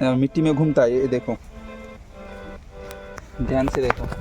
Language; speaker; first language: Hindi; non-native, local second language; Bangla